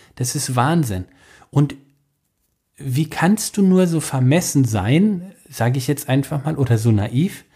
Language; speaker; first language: German; native; German